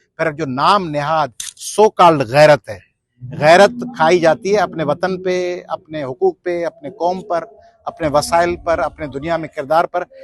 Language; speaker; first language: Urdu; non-native, local second language; Sindhi